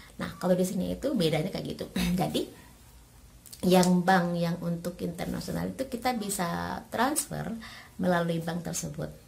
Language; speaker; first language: Indonesian; native; Indonesian